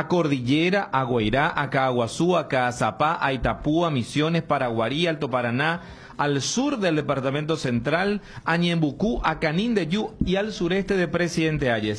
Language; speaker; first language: Spanish; native; Spanish